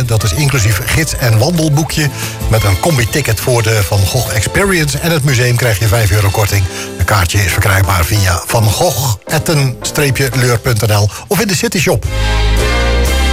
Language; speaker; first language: Dutch; native; Dutch